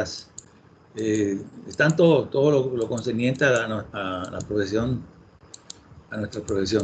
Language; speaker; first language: Spanish; native; Spanish